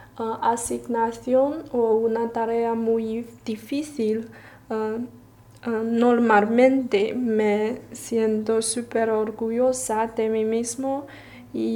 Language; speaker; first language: Spanish; non-native, learner; Chinese